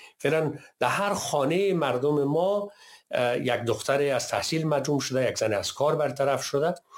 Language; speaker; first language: Persian; native; Persian